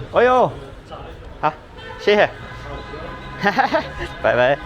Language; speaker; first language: Chinese; non-native, learner; German